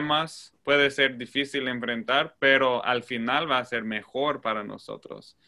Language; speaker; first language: Spanish; non-native, fluent; English